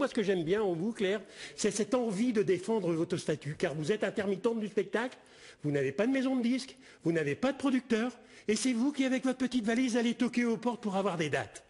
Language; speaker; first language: French; native; French